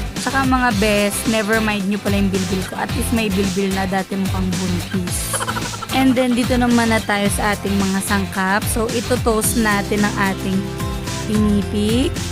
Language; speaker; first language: Filipino; non-native, local second language; Pampanga